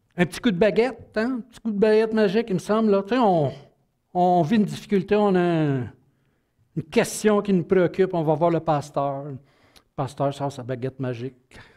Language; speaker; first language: French; native; French